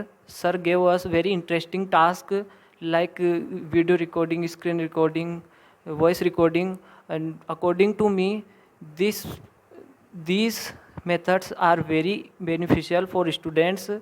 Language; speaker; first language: English; non-native, learner; Hindi